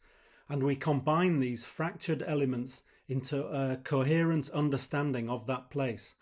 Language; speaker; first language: English; native; English